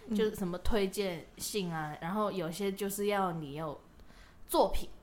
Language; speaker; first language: Chinese; non-native, local second language; Cantonese